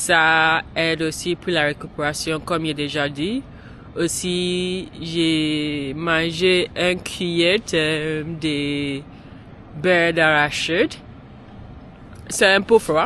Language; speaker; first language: French; non-native, learner; English